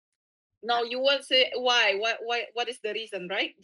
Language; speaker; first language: English; non-native, fluent; Indonesian